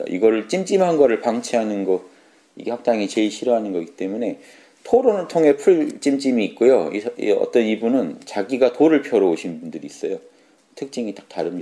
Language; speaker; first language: Korean; native; Korean